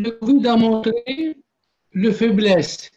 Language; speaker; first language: French; non-native, local second language; Arabic